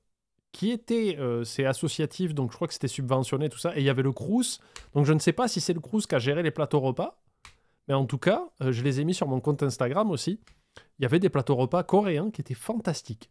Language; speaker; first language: French; native; French